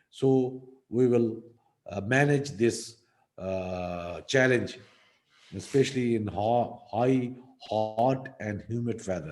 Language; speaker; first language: English; non-native, local second language; Urdu